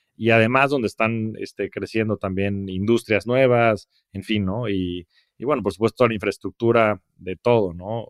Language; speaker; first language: Spanish; native; Spanish